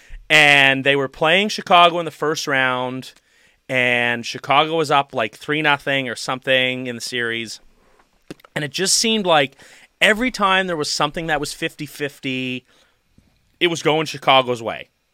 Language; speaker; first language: English; native; English